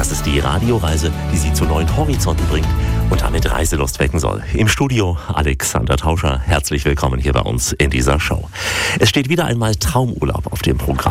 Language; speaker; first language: German; native; German